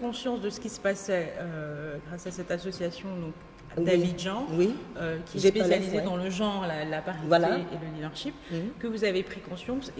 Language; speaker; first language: French; native; French